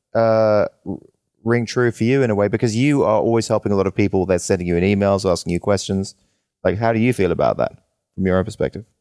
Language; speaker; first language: English; native; English